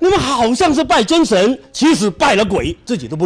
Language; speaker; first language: Chinese; native; Chinese